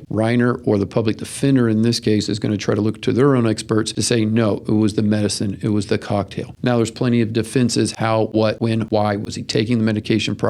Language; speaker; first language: English; native; English